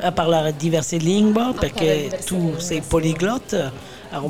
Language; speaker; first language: Italian; non-native, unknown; French